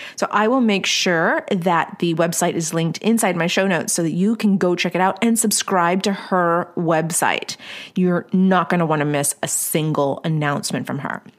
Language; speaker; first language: English; early bilingual, other home language; Spanish